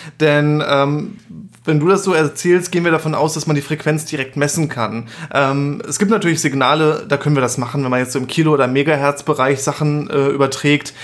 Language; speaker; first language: German; native; German